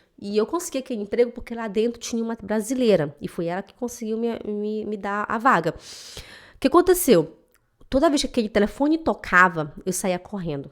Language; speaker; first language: Portuguese; native; Portuguese